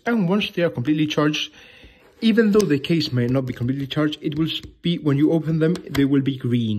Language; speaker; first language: English; non-native, fluent; Spanish